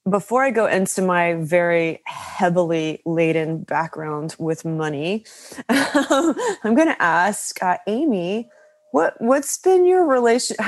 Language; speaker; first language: English; native; English